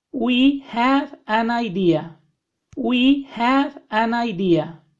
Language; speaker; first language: English; non-native, fluent; Spanish